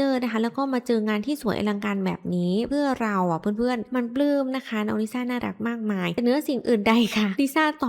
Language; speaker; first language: Thai; native; Thai